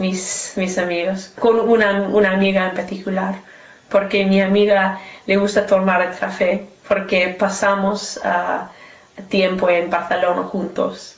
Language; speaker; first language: Spanish; non-native, learner; English